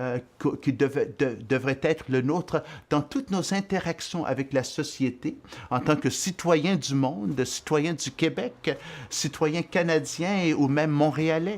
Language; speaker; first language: French; native; French